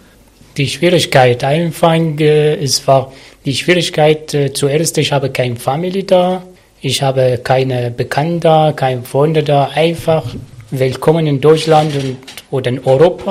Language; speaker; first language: German; non-native, learner; Arabic